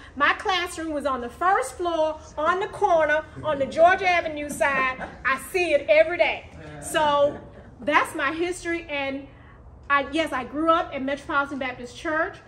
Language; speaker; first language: English; native; English